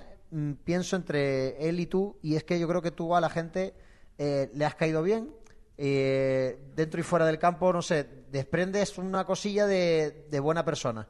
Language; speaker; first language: Spanish; native; Spanish